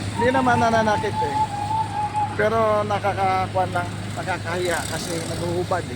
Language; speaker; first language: Filipino; native; Filipino